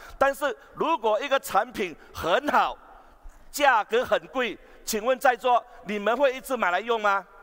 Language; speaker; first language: Chinese; native; Chinese